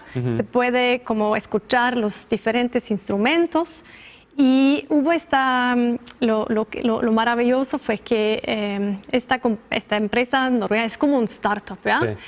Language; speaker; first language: Spanish; non-native, fluent; Norwegian